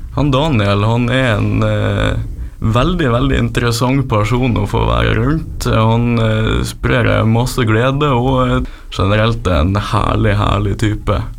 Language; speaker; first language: Norwegian; native; Norwegian